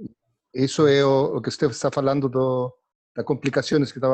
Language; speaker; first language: Portuguese; non-native, fluent; Spanish